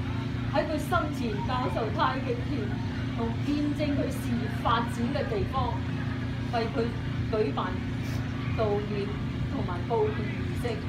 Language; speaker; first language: Cantonese; native; Cantonese